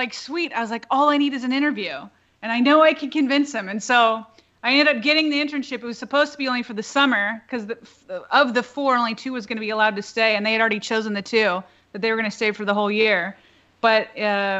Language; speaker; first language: English; native; English